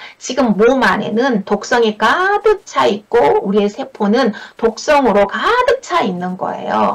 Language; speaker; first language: Korean; native; Korean